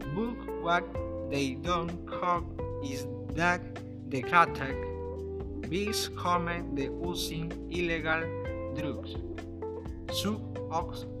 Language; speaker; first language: English; non-native, learner; Spanish